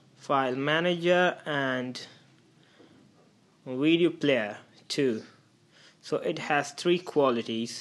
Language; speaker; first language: English; non-native, fluent; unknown